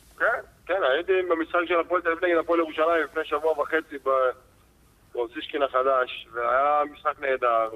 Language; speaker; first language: Hebrew; native; Hebrew